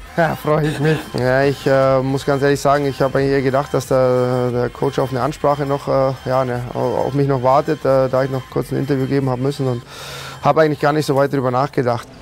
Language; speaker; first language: German; native; German